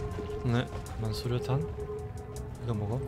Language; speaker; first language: Korean; non-native, learner; German